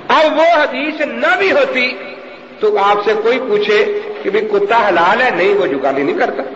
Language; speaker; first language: Urdu; non-native, local second language; Punjabi